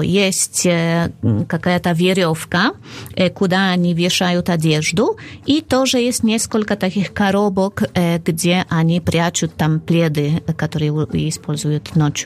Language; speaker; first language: Russian; non-native, fluent; Polish